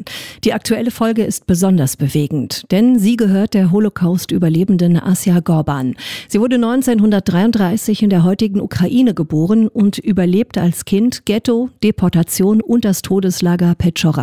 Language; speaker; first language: German; native; German